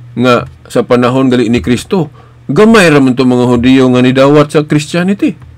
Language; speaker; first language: Cebuano; native; Cebuano